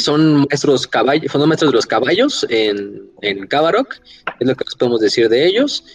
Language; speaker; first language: Spanish; native; Spanish